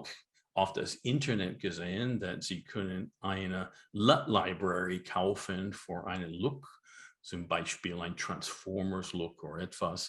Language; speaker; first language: German; non-native, learner; English